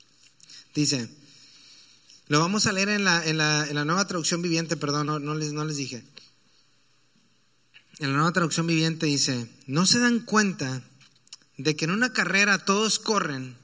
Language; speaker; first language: Spanish; native; Spanish